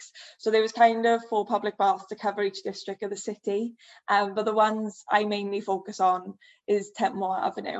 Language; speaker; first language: English; native; English